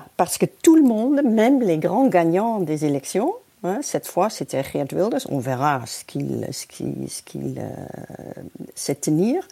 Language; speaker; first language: French; non-native, fluent; Dutch